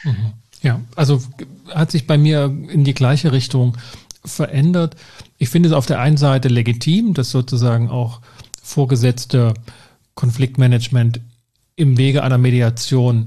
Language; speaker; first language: German; native; German